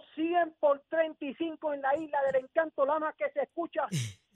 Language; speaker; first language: Spanish; native; Spanish